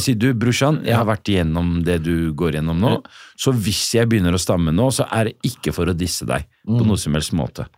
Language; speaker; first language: Norwegian; native; Norwegian